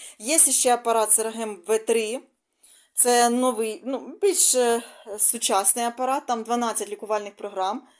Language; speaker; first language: Ukrainian; non-native, local second language; Russian